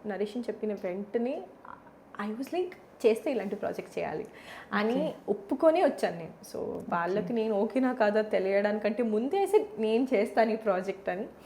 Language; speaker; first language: Telugu; native; Telugu